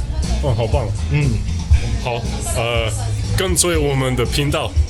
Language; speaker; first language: Chinese; non-native, learner; English